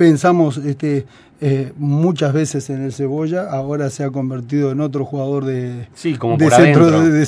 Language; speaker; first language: Spanish; native; Spanish